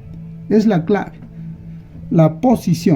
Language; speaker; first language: Spanish; native; Spanish